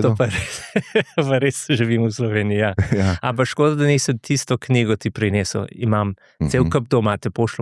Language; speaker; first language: Slovenian; non-native, fluent; English